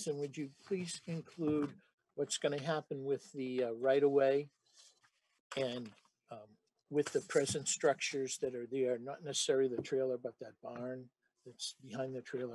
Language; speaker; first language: English; native; English